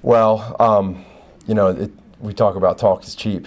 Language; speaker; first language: English; native; English